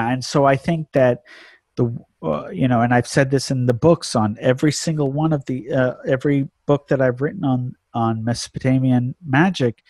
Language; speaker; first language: English; native; English